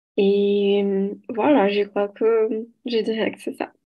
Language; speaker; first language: French; non-native, learner; Portuguese